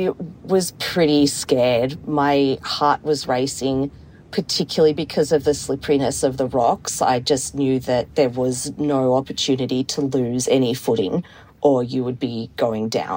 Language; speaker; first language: English; native; English